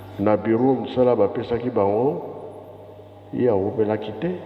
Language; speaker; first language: Lingala; non-native, local second language; Kongo